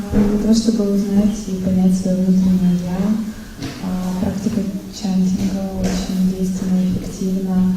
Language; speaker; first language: Russian; native; Russian